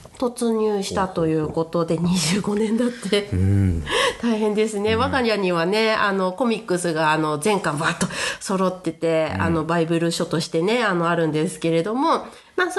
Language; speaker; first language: Japanese; native; Japanese